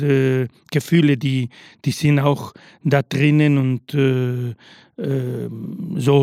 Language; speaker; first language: German; non-native, learner; Spanish